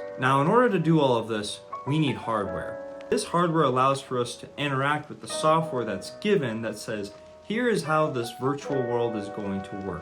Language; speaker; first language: English; native; English